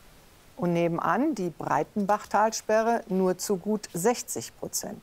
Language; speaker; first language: German; native; German